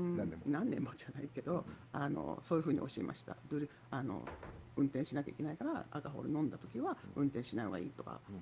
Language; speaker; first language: Japanese; native; Japanese